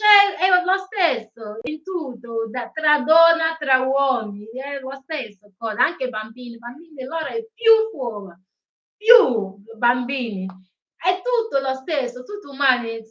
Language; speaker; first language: Italian; non-native, learner; Igbo